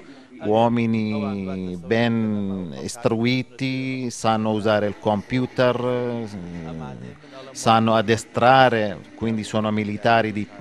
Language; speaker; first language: Italian; non-native, fluent; Kurdish